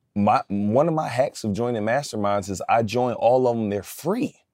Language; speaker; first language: English; native; English